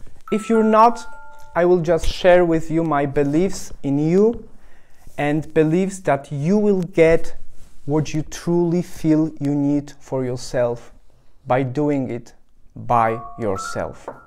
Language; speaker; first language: English; non-native, fluent; Polish